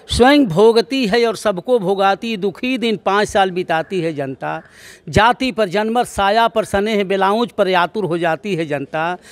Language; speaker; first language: Hindi; native; Hindi